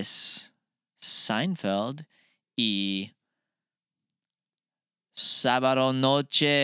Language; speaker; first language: Spanish; non-native, learner; English